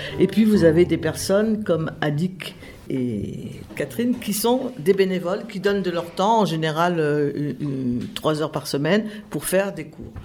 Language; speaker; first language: French; native; French